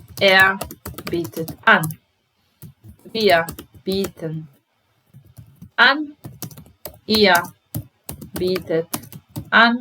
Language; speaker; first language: German; non-native, fluent; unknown